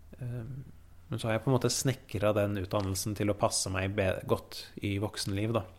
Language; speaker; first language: Norwegian; early bilingual, other home language; Persian